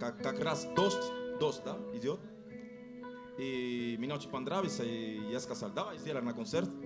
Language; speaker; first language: Russian; non-native, learner; Spanish